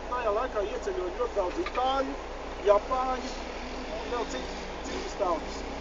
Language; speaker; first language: Latvian; early bilingual, heritage; Latvian